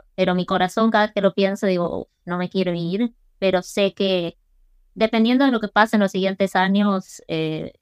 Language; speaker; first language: Spanish; early bilingual, other home language; English